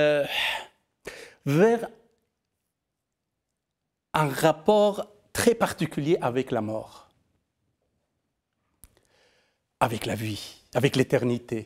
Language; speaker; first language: French; non-native, fluent; Persian